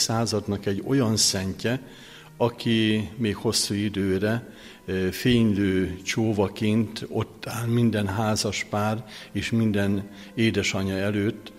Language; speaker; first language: Hungarian; native; Hungarian